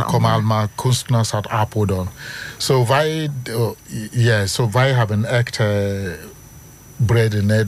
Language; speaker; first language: Dutch; non-native, learner; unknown